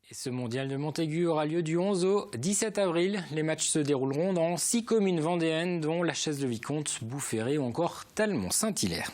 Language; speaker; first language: French; native; French